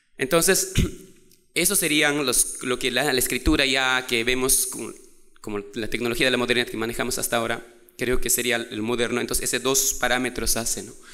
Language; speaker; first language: Spanish; non-native, local second language; Quechua